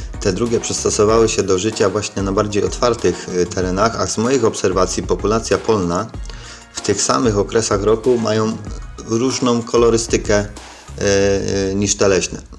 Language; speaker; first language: Polish; native; Polish